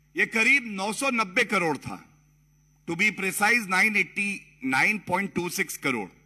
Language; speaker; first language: Hindi; native; Hindi